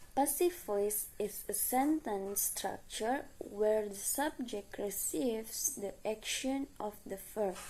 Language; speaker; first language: English; non-native, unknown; Indonesian